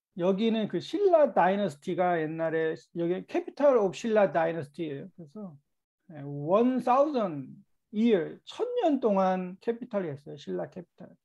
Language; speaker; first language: Korean; native; Korean